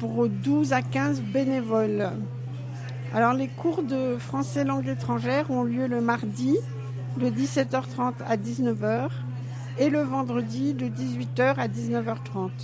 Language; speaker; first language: French; native; French